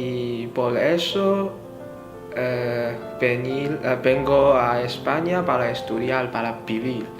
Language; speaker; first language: Spanish; non-native, fluent; Chinese